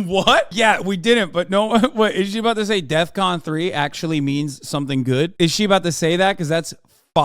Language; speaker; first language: English; native; English